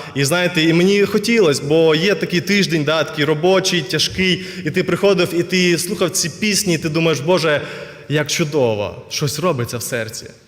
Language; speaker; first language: Ukrainian; non-native, local second language; Russian